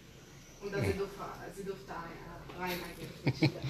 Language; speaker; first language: German; non-native, learner; Arabic